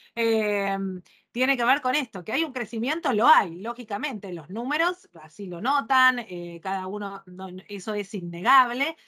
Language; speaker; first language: Spanish; native; Spanish